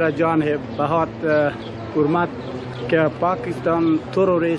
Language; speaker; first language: Hindi; non-native, learner; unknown